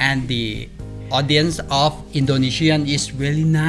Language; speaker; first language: English; non-native, learner; Thai